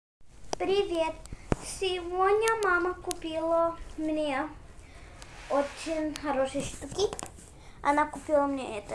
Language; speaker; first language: Russian; early bilingual, heritage; Russian